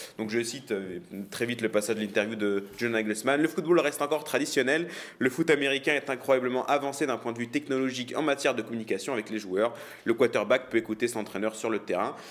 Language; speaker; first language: French; native; French